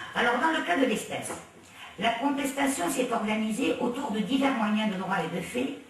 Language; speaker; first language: French; non-native, local second language; Arabic